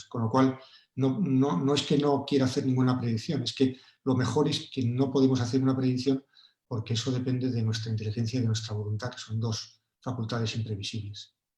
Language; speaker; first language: Spanish; native; Spanish